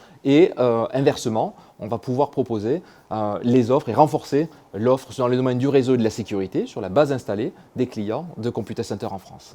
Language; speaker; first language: French; native; French